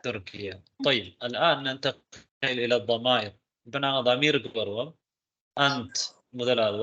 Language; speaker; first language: Arabic; non-native, fluent; Tamil